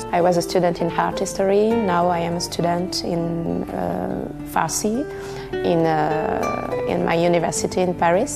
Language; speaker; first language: English; non-native, fluent; French